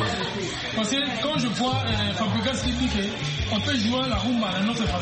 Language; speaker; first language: French; non-native, local second language; Lingala